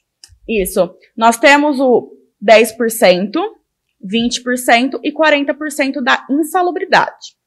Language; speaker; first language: Portuguese; native; Portuguese